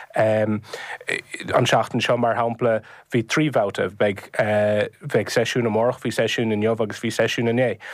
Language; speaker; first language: Irish; non-native, local second language; English